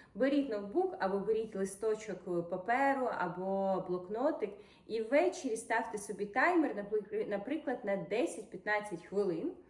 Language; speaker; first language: Ukrainian; non-native, local second language; Russian